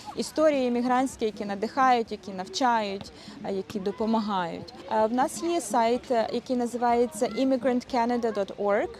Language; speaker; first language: Ukrainian; native; Ukrainian